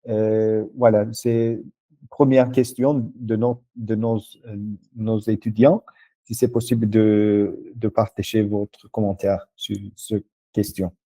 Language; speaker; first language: French; non-native, learner; Turkish